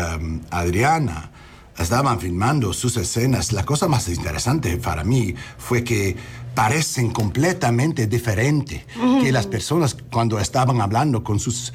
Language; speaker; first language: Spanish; early bilingual, heritage; English